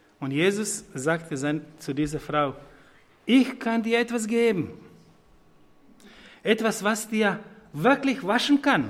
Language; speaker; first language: German; non-native, fluent; Croatian